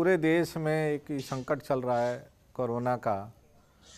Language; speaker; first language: Hindi; native; Hindi